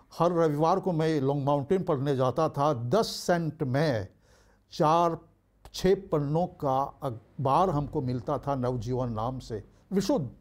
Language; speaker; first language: Hindi; early bilingual, heritage; Bhojpuri